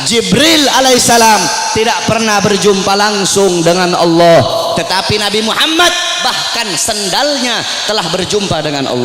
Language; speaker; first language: Indonesian; native; Indonesian